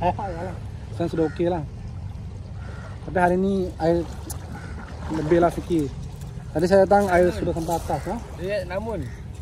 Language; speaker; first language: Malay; non-native, learner; Bangla